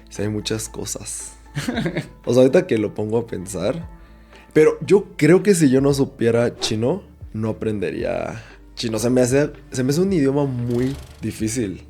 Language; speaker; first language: Spanish; early bilingual, other home language; Cantonese